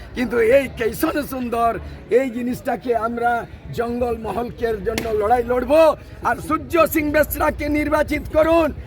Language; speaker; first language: Bangla; non-native, local second language; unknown